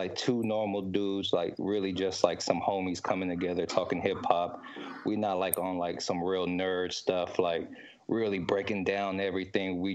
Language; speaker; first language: English; native; English